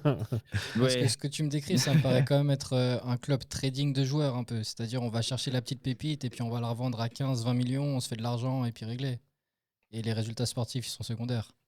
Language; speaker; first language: French; native; French